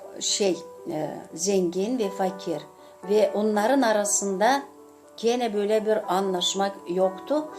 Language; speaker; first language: Turkish; non-native, fluent; Gagauz